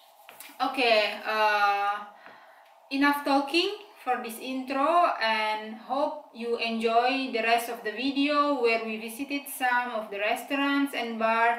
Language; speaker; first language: English; non-native, fluent; Indonesian